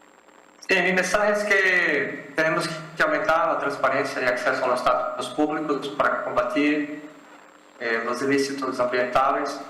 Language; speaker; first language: Spanish; non-native, fluent; Portuguese